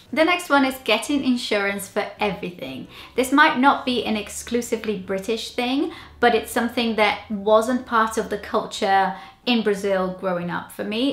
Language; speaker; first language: English; non-native, fluent; Portuguese